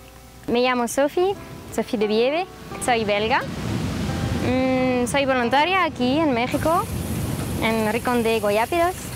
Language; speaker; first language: Spanish; non-native, fluent; French